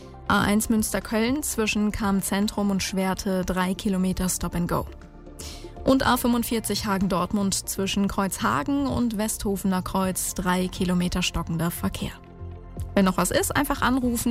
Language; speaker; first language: German; native; German